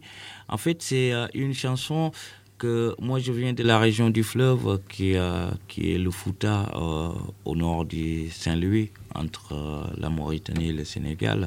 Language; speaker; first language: French; non-native, local second language; Wolof